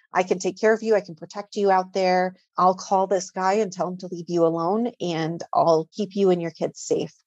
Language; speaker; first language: English; native; English